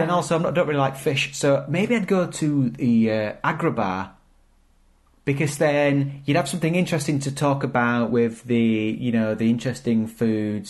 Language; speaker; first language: English; native; English